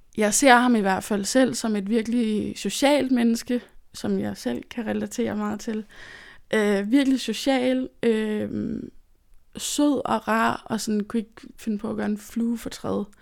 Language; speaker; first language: Danish; native; Danish